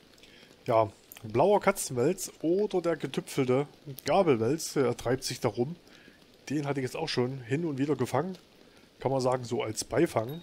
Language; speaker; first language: German; native; German